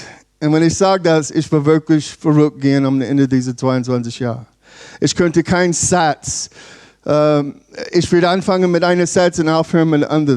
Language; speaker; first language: German; non-native, learner; English